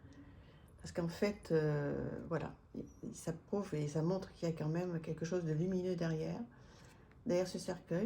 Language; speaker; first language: French; native; French